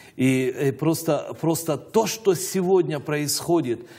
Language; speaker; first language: Russian; native; Russian